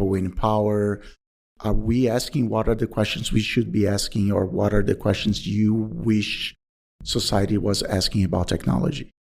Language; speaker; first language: English; non-native, fluent; Portuguese